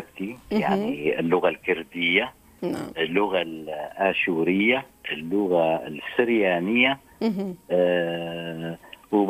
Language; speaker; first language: Arabic; native; Arabic